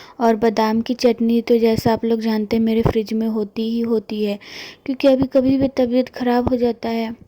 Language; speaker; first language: Hindi; non-native, local second language; Bangla